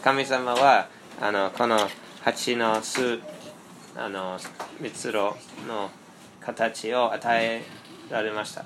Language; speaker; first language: Japanese; non-native, fluent; English